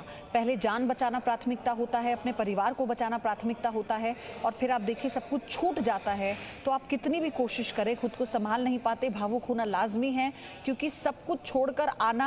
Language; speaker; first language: Hindi; native; Hindi